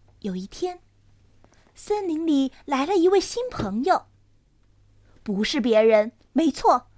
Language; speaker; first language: Chinese; native; Chinese